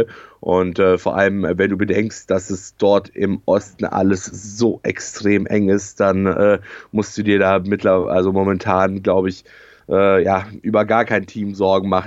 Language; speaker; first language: German; native; German